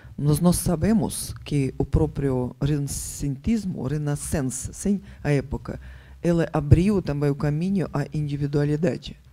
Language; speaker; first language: Portuguese; non-native, fluent; Russian